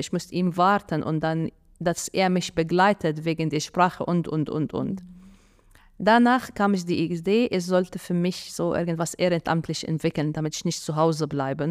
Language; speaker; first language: German; non-native, fluent; Arabic